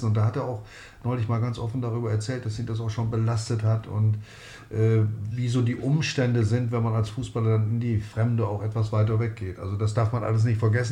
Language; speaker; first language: German; native; German